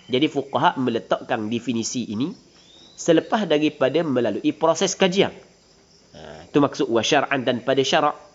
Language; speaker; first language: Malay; native; Malay